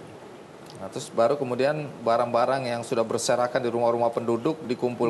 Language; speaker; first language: Indonesian; native; Indonesian